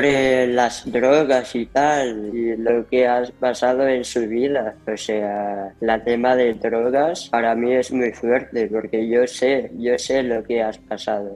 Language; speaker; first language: Spanish; early bilingual, heritage; Spanish